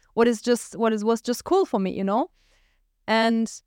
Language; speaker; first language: English; non-native, fluent; German